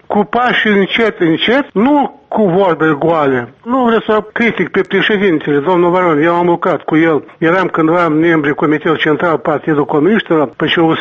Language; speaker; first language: Romanian; non-native, local second language; Gagauz